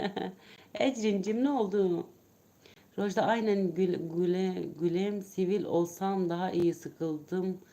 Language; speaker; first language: Turkish; native; Turkish